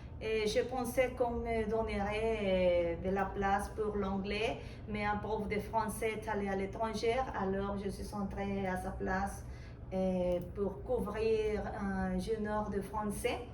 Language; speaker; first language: French; non-native, fluent; Spanish